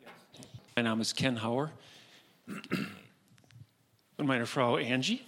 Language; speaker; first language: German; non-native, fluent; English